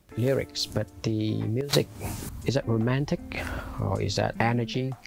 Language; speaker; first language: English; non-native, fluent; Vietnamese